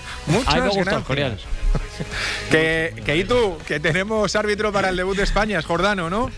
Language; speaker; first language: Spanish; native; Spanish